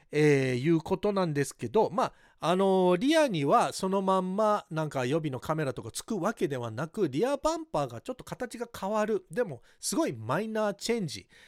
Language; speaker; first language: Japanese; early bilingual, heritage; Japanese